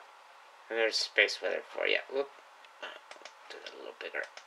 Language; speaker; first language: English; native; English